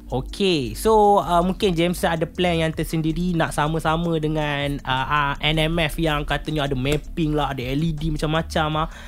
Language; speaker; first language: Malay; native; Malay